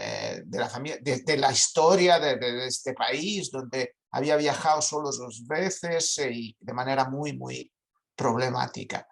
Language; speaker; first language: Spanish; non-native, fluent; Italian